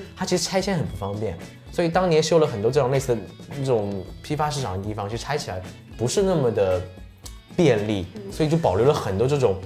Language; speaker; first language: Chinese; native; Chinese